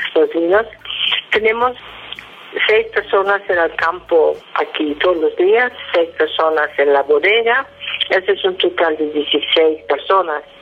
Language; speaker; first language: Spanish; non-native, fluent; Dutch